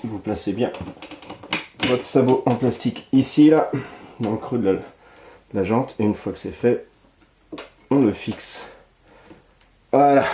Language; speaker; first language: French; native; French